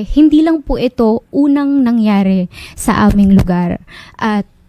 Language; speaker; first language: Filipino; non-native, local second language; Waray